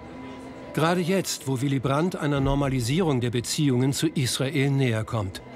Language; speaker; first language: German; native; German